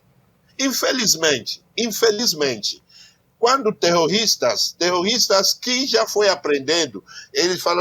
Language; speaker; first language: Portuguese; non-native, learner; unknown